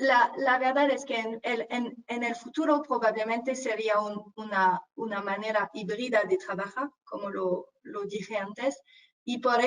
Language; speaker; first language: Spanish; non-native, fluent; French